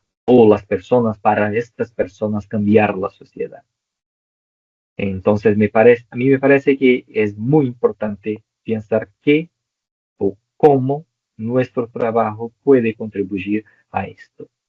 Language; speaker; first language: Spanish; non-native, local second language; Portuguese